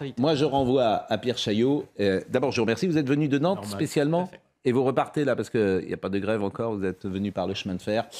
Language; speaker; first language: French; native; French